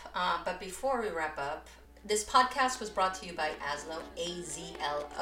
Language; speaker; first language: English; early bilingual, other home language; Spanish